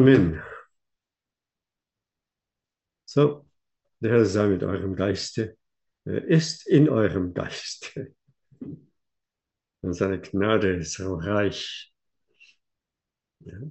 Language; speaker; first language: German; non-native, fluent; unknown